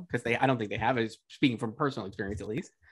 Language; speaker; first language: English; native; English